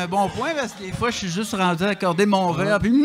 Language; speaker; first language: French; native; French